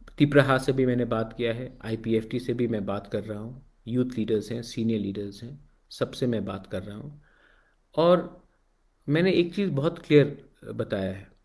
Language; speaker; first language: Hindi; non-native, local second language; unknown